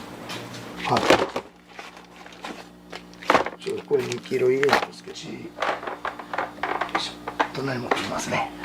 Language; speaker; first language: Japanese; native; Japanese